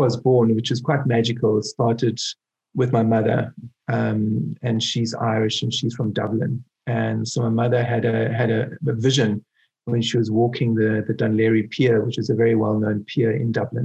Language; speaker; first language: English; native; English